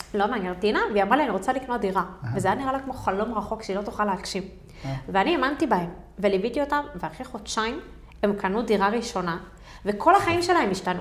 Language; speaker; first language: Hebrew; native; Hebrew